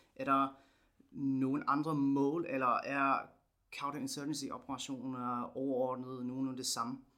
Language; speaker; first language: Danish; non-native, fluent; English